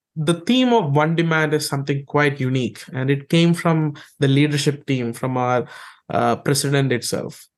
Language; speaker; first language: English; non-native, local second language; Malayalam